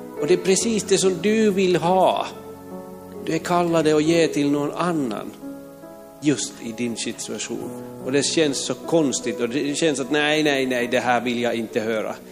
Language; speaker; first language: Swedish; non-native, fluent; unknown